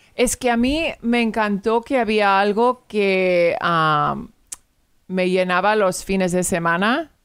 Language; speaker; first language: Spanish; early bilingual, heritage; Spanish